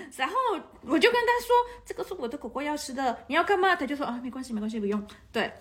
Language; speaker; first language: Chinese; non-native, fluent; Spanish